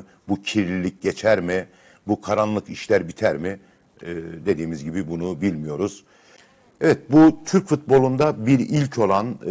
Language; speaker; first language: Turkish; native; Turkish